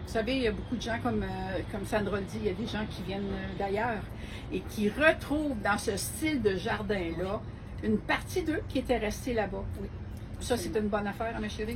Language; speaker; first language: French; native; French